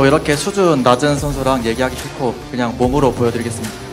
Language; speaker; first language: Korean; native; Korean